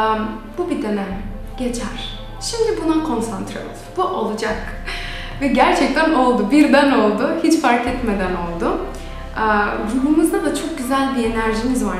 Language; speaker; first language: Turkish; non-native, fluent; Macedonian